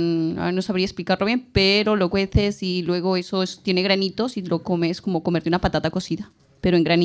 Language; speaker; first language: Spanish; native; Spanish